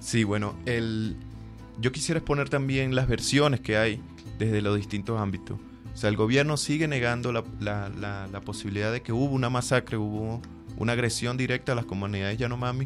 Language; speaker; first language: Spanish; native; Spanish